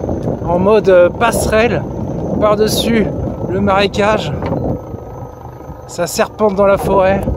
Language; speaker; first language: French; native; French